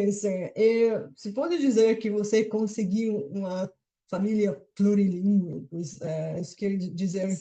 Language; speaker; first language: Portuguese; non-native, fluent; Bulgarian